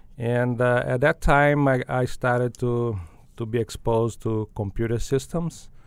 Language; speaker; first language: English; non-native, fluent; Portuguese